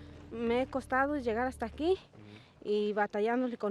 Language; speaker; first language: Spanish; native; Spanish